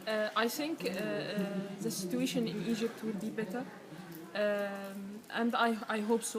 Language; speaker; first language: English; non-native, learner; Arabic